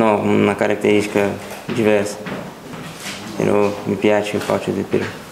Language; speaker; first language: Italian; non-native, learner; Portuguese